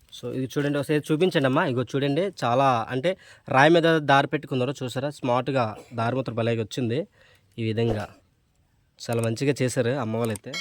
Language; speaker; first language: Telugu; non-native, local second language; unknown